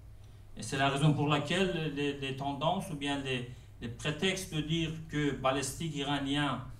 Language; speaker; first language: French; non-native, fluent; Persian